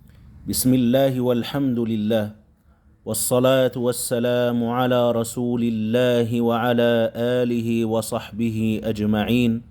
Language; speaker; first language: Arabic; non-native, fluent; Indonesian